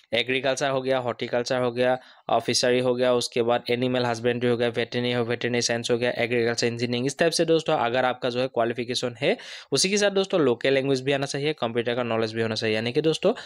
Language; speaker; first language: Hindi; non-native, local second language; Assamese